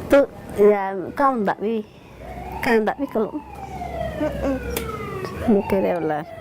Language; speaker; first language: Spanish; non-native, local second language; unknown